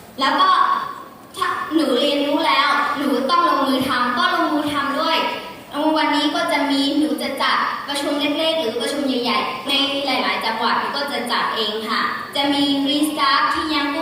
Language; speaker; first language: Thai; non-native, fluent; Burmese